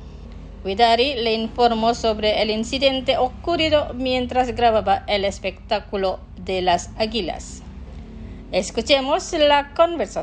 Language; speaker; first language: Spanish; non-native, fluent; Indonesian